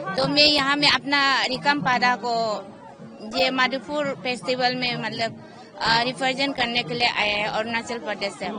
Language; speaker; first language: Hindi; non-native, local second language; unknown